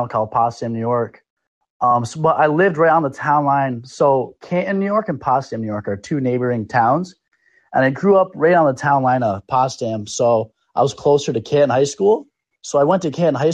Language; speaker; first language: English; native; English